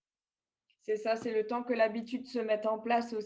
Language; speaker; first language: French; native; French